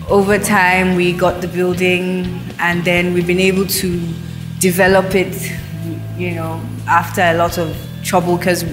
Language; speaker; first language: English; non-native, local second language; Yoruba